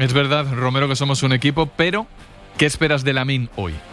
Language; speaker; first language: Spanish; native; Spanish